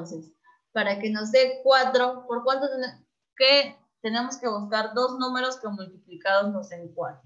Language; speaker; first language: Spanish; native; Spanish